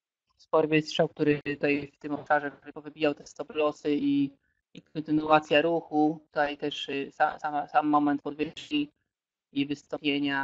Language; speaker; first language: Polish; native; Polish